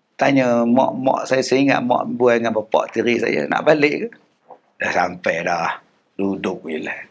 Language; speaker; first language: Malay; native; Malay